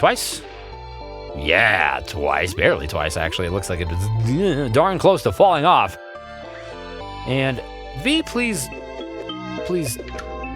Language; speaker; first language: English; native; English